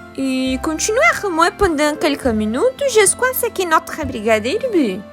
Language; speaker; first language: French; non-native, learner; Portuguese